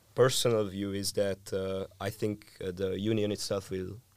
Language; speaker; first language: English; non-native, fluent; Hungarian